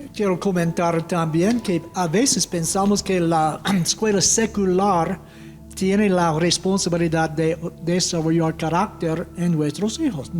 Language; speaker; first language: Spanish; non-native, fluent; English